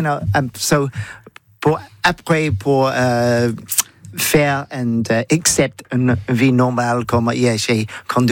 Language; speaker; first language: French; non-native, learner; English